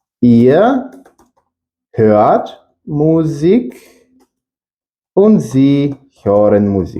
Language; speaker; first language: German; non-native, fluent; Ukrainian